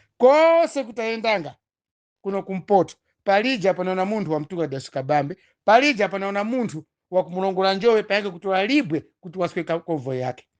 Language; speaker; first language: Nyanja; non-native, local second language; Tumbuka